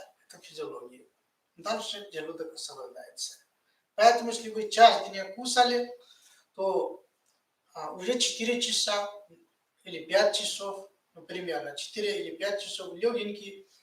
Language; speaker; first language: Russian; non-native, fluent; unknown